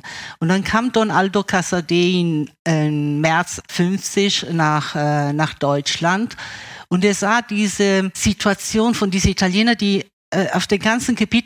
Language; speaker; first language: German; early bilingual, other home language; Italian